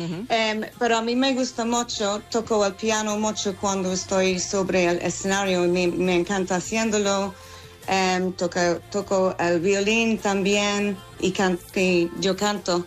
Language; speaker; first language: Spanish; non-native, fluent; English